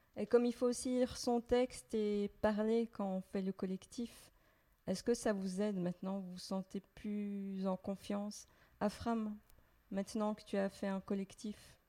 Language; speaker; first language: French; native; French